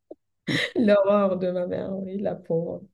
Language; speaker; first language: French; non-native, fluent; Arabic